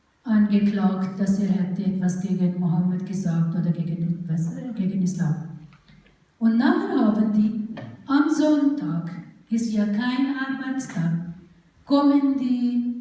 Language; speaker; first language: German; non-native, fluent; Urdu